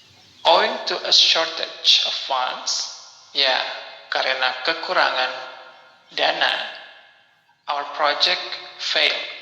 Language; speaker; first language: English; non-native, local second language; Indonesian